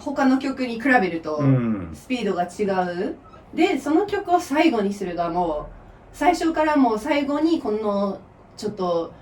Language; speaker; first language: Japanese; non-native, fluent; English